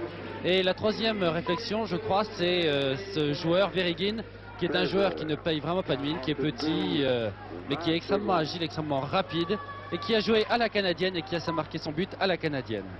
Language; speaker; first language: French; native; French